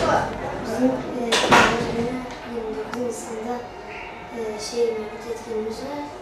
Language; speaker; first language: Turkish; native; Turkish